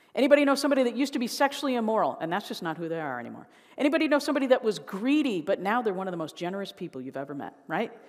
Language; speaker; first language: English; native; English